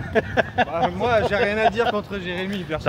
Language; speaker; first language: French; native; French